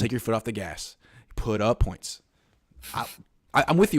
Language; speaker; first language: English; native; English